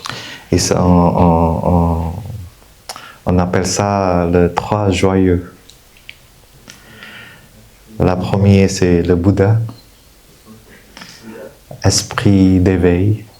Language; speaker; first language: French; non-native, fluent; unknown